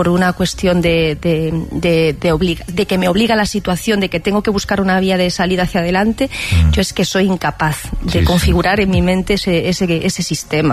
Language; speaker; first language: Spanish; native; Spanish